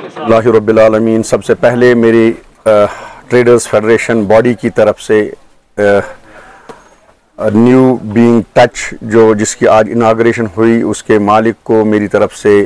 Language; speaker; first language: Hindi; non-native, local second language; Kashmiri